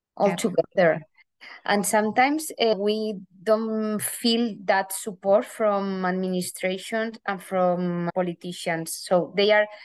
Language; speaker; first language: English; non-native, fluent; Spanish